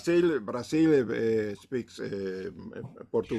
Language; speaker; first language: English; non-native, learner; Spanish